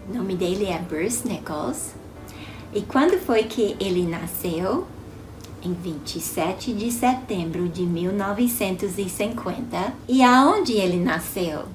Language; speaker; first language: Portuguese; non-native, fluent; English